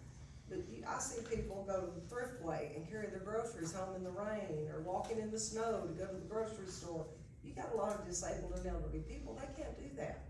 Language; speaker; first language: English; native; English